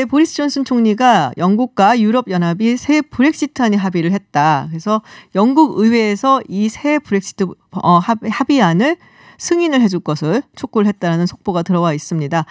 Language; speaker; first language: Korean; native; Korean